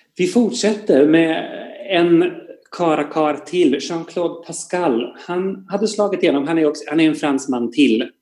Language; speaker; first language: Swedish; native; Swedish